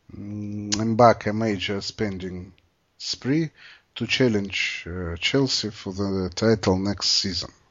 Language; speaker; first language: English; non-native, fluent; Russian